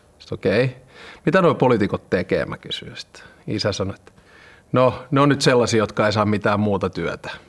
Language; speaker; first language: Finnish; native; Finnish